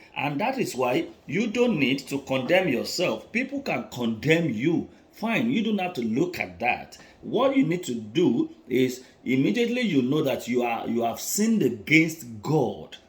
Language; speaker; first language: English; non-native, local second language; Yoruba